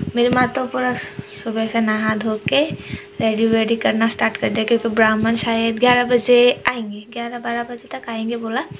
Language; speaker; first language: Hindi; native; Hindi